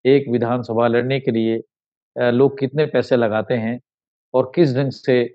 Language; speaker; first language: Hindi; native; Hindi